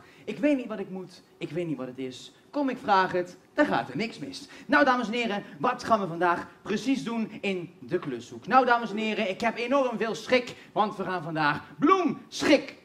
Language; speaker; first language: Dutch; native; Dutch